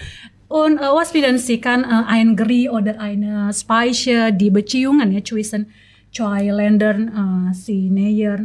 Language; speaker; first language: German; non-native, learner; Indonesian